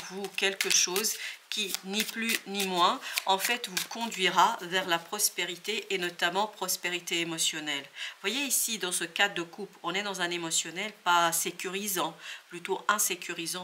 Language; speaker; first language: French; native; French